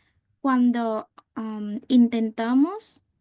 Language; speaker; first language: Spanish; non-native, fluent; Vietnamese